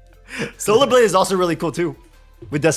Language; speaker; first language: English; native; English